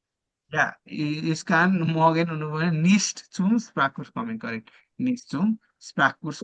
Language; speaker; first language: German; non-native, fluent; Nepali